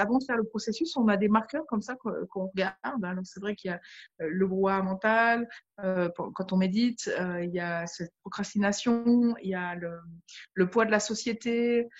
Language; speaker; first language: French; native; French